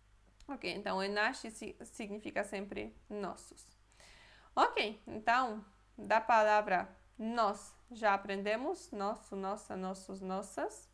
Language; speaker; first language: Portuguese; non-native, fluent; Polish